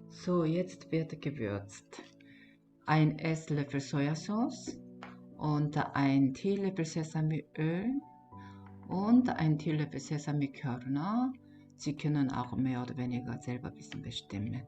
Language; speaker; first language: German; non-native, learner; Korean